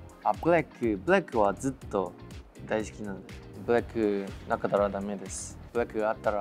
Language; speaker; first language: Japanese; non-native, learner; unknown